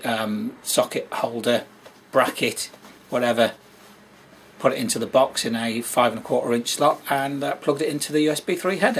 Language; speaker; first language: English; native; English